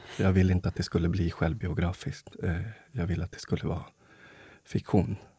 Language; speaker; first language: Swedish; early bilingual, other home language; Spanish